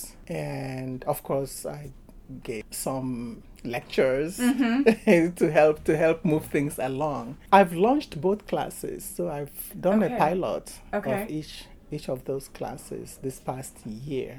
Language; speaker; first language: English; non-native, local second language; Igbo